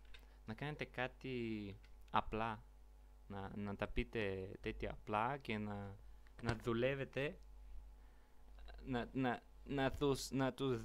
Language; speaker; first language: Greek; non-native, learner; Bulgarian